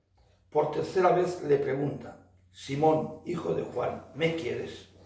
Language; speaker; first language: Spanish; native; Spanish